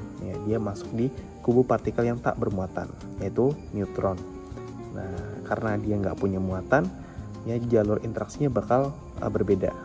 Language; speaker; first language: Indonesian; native; Indonesian